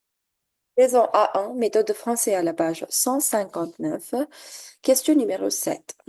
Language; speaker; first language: French; non-native, fluent; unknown